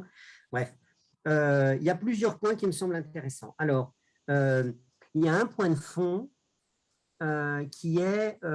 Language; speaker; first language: French; native; French